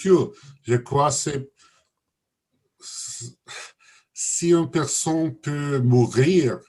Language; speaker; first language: French; non-native, learner; Russian